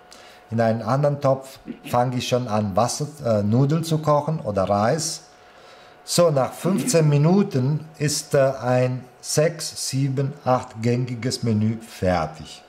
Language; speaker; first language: German; non-native, fluent; Italian